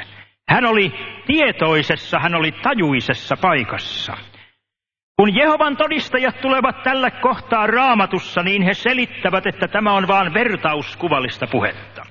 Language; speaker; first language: Finnish; native; Finnish